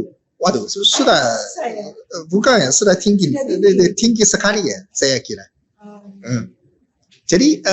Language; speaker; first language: Indonesian; non-native, learner; Japanese